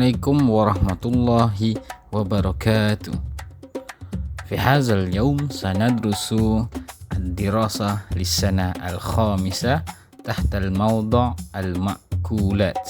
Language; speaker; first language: Arabic; non-native, fluent; Malay